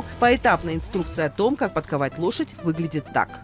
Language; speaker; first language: Russian; native; Russian